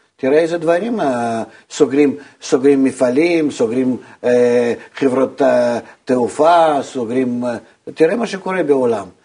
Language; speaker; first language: Hebrew; non-native, fluent; Russian